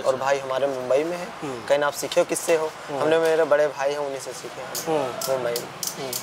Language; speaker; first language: Hindi; native; Hindi